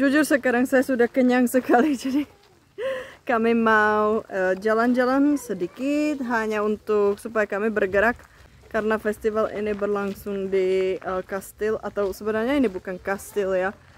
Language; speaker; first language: Indonesian; non-native, fluent; Czech